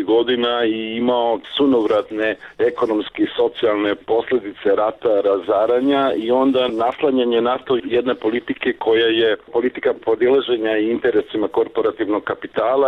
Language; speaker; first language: Serbian; native; Serbian